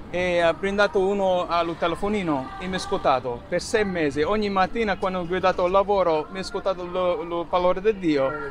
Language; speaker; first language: Italian; non-native, fluent; English